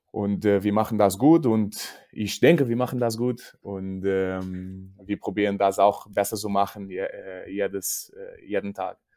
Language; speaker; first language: German; non-native, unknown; Portuguese